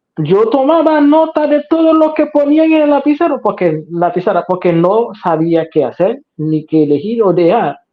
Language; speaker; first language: Spanish; non-native, fluent; Haitian Creole